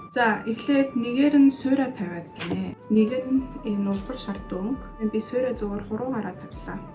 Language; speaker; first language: Mongolian; early bilingual, heritage; Mongolian